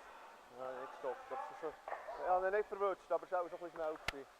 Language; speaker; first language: German; native; German